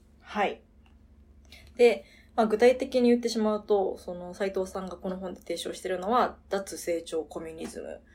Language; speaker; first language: Japanese; native; Japanese